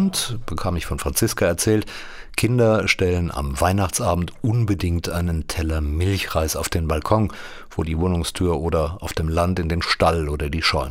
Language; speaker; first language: German; native; German